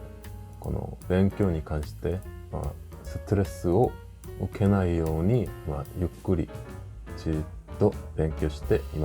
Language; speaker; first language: Japanese; non-native, fluent; Korean